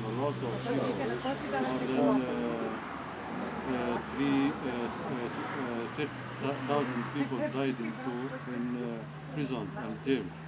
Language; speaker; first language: English; non-native, learner; Arabic